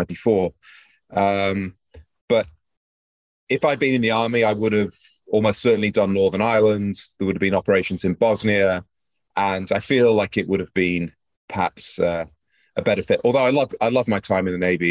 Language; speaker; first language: English; native; English